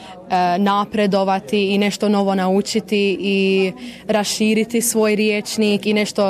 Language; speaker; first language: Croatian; early bilingual, heritage; Croatian